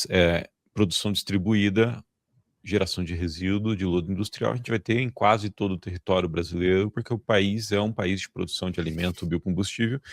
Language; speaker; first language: Portuguese; native; Portuguese